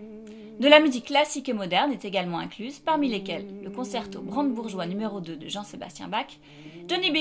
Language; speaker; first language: French; native; French